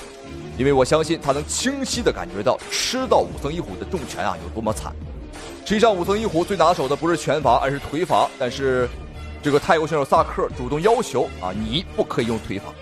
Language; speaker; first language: Chinese; native; Chinese